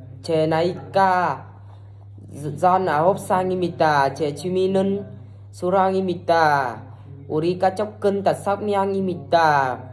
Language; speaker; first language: Korean; non-native, learner; Vietnamese